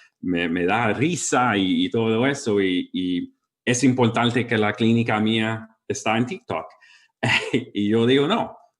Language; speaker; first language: Spanish; early bilingual, heritage; English